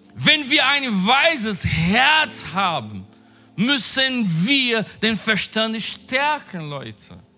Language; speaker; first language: German; non-native, learner; Portuguese